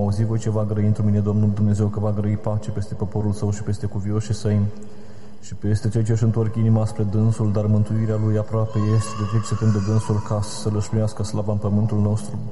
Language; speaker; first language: Romanian; native; Romanian